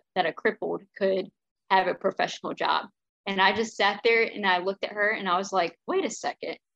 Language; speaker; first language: English; native; English